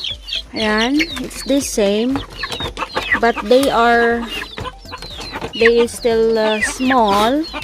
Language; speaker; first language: English; non-native, local second language; Filipino